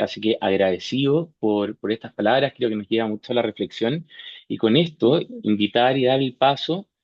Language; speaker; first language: Spanish; native; Spanish